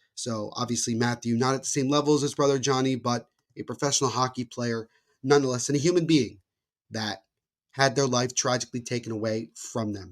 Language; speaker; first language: English; native; English